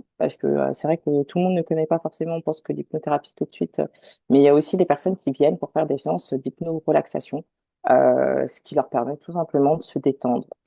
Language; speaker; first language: French; native; French